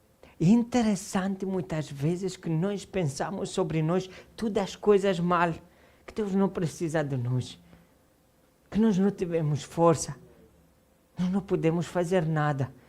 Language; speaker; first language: Portuguese; non-native, fluent; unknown